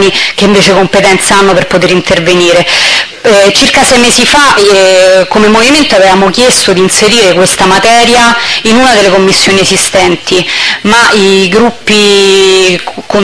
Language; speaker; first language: Italian; native; Italian